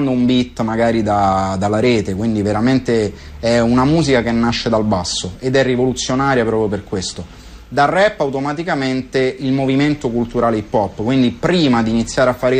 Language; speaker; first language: Italian; native; Italian